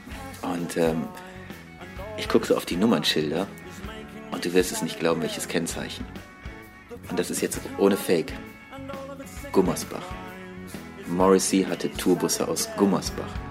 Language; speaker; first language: German; native; German